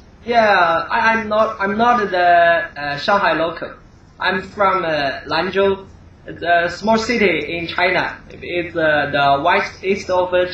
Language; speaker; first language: English; non-native, learner; Chinese